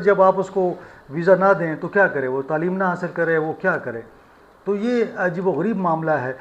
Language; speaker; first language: Urdu; native; Urdu